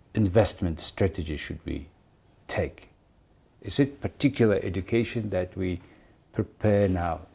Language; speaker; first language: English; non-native, fluent; Mongolian